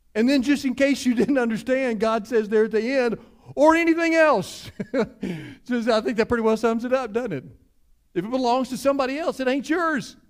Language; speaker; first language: English; native; English